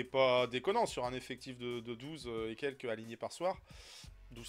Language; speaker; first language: French; native; French